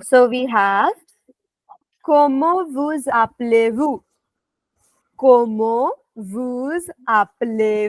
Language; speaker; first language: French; non-native, fluent; Hindi